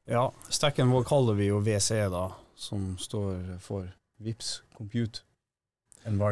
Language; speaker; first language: Norwegian; native; Norwegian